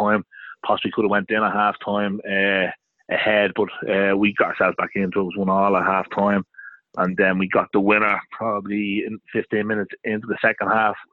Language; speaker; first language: English; native; English